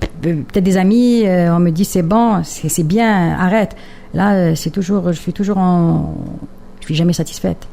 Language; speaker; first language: French; non-native, local second language; Arabic